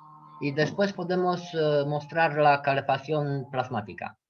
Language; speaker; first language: Spanish; non-native, fluent; Romanian